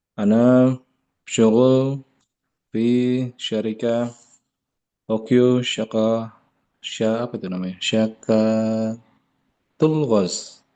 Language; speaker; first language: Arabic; non-native, learner; Indonesian